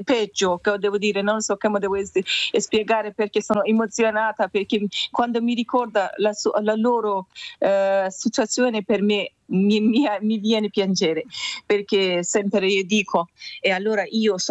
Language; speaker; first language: Italian; non-native, learner; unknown